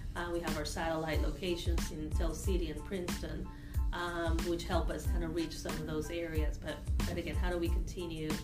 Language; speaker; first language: English; non-native, fluent; Spanish